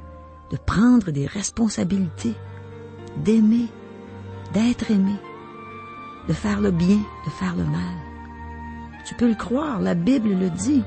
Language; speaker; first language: French; native; French